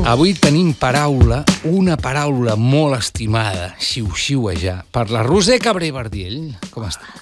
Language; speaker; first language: Catalan; native; Catalan